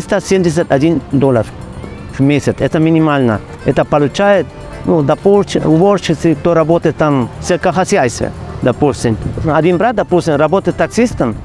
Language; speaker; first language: Russian; non-native, fluent; Spanish